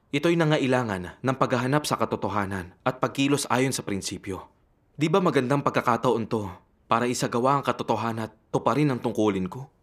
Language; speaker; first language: Filipino; native; Filipino